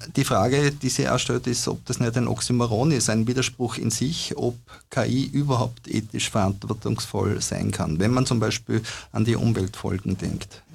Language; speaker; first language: German; native; German